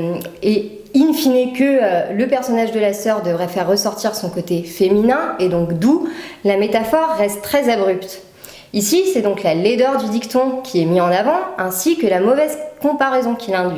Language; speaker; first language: French; native; French